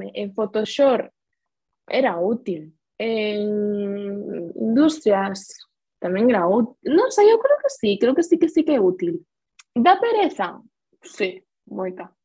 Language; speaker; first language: Galician; non-native, local second language; Spanish